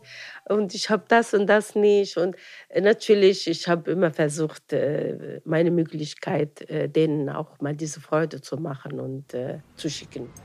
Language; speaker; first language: German; non-native, fluent; Arabic